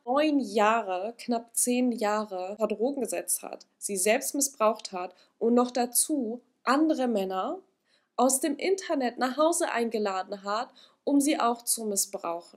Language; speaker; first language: German; native; German